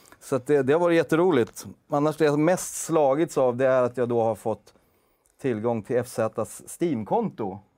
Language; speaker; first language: Swedish; native; Swedish